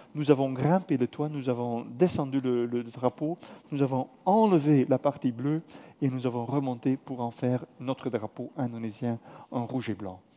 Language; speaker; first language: French; non-native, fluent; Dutch